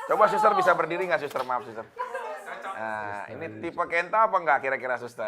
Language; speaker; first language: Indonesian; native; Indonesian